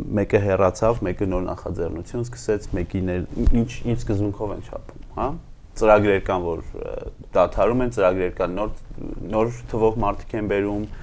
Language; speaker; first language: Armenian; native; Armenian